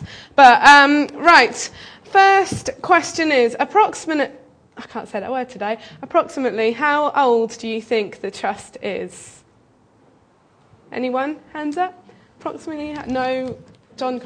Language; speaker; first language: English; native; English